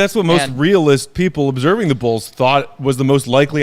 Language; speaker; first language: English; native; English